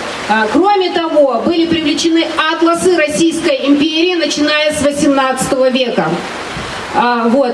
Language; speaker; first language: Russian; non-native, local second language; Ingush